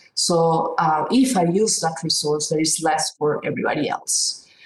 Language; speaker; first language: English; non-native, fluent; Spanish